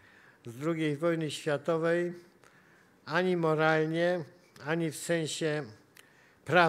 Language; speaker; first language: Polish; native; Polish